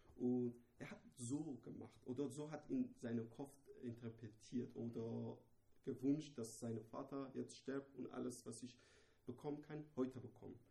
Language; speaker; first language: German; non-native, fluent; Persian